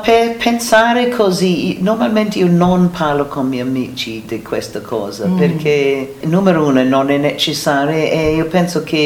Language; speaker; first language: Italian; non-native, learner; English